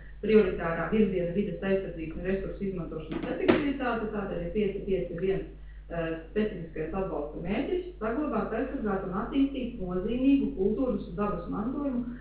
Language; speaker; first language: Latvian; native; Latvian